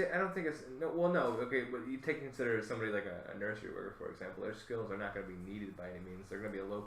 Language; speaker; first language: English; native; English